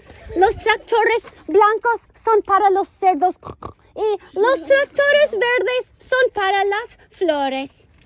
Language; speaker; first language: Spanish; non-native, fluent; English